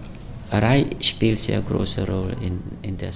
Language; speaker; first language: German; non-native, fluent; Khmer